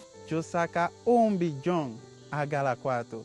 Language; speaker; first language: Spanish; non-native, learner; Haitian Creole